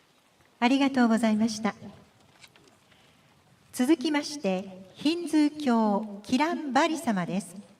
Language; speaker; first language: Japanese; native; Japanese